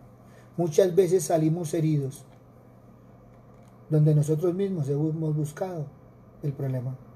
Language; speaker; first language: Spanish; native; Spanish